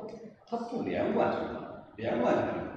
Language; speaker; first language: Chinese; native; Chinese